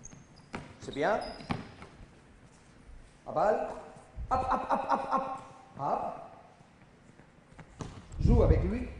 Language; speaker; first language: French; non-native, learner; Spanish